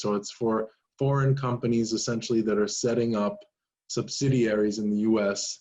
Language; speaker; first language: English; native; English